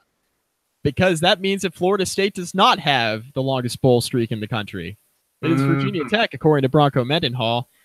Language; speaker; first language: English; native; English